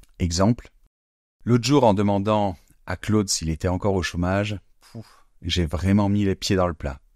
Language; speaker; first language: French; native; French